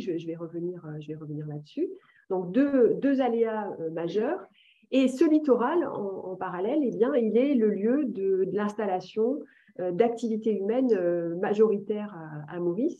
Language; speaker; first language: French; native; French